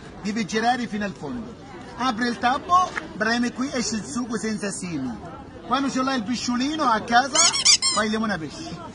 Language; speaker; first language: Italian; non-native, learner; Bambara